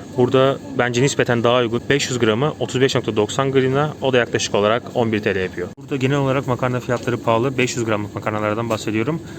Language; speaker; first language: Turkish; native; Turkish